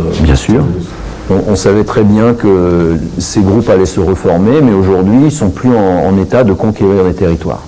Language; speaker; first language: French; native; French